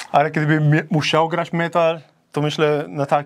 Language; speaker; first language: Polish; non-native, fluent; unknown